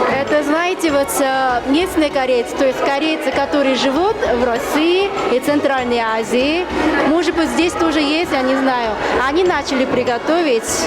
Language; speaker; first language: Russian; non-native, fluent; Korean